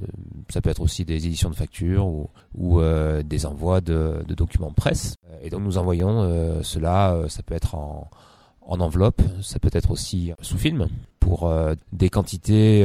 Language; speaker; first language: French; native; French